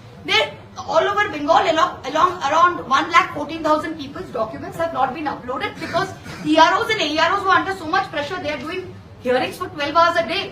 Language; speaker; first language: English; non-native, local second language; Bangla